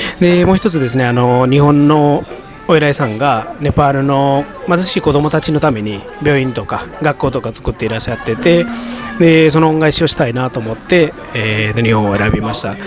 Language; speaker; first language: Japanese; non-native, fluent; Nepali